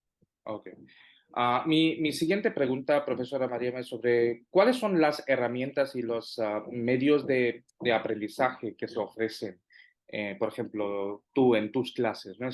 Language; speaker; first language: Spanish; non-native, fluent; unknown